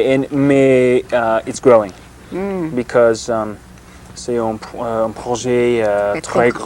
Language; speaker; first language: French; non-native, learner; English